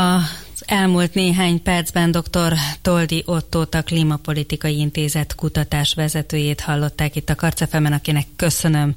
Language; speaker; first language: Hungarian; native; Hungarian